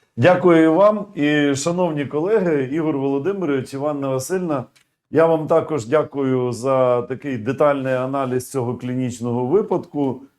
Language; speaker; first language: Ukrainian; native; Ukrainian